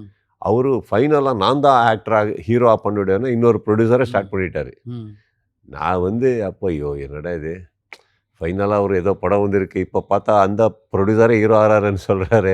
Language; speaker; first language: Tamil; non-native, learner; Kannada